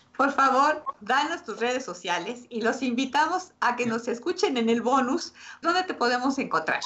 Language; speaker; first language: Spanish; native; Spanish